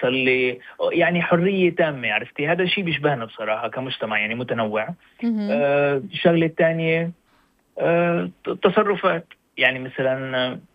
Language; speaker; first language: Arabic; native; Arabic